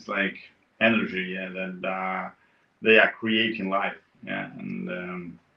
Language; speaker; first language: English; non-native, learner; Ukrainian